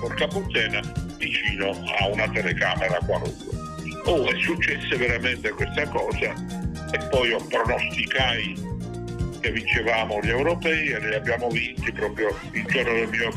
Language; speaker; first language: Italian; native; Italian